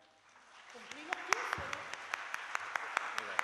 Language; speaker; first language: Spanish; native; Spanish